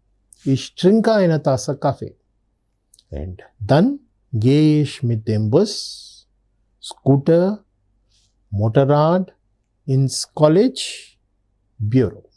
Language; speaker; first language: German; non-native, fluent; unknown